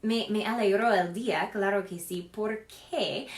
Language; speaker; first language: Spanish; non-native, fluent; English